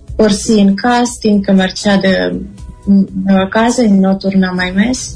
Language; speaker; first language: Catalan; non-native, fluent; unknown